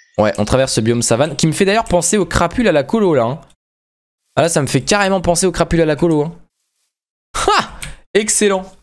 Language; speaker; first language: French; native; French